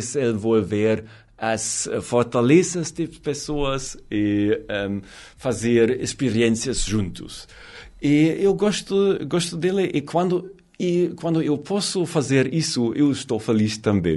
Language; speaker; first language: Portuguese; non-native, learner; German